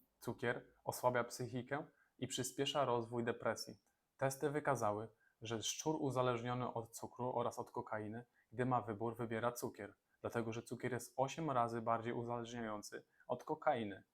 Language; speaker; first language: Polish; native; Polish